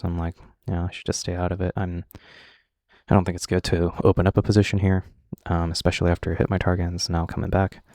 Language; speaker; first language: English; native; English